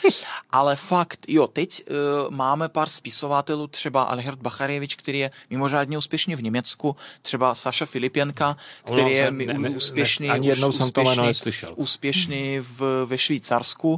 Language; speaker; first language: Czech; non-native, fluent; Belarusian